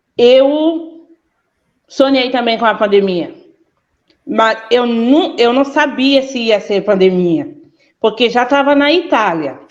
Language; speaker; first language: Portuguese; non-native, fluent; Haitian Creole